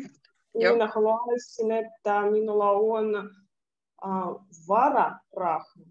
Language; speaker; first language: Finnish; non-native, learner; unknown